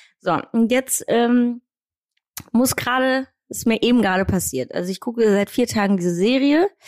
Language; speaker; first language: German; native; German